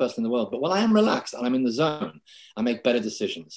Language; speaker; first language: English; native; English